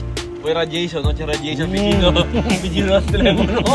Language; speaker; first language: Italian; non-native, learner; Filipino